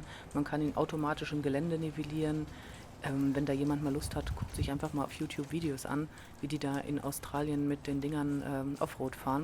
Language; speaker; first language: German; native; German